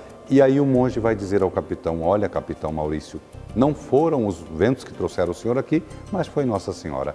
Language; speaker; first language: Portuguese; native; Portuguese